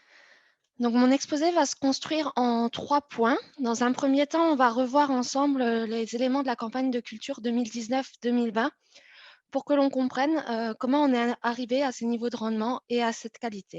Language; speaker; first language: French; native; French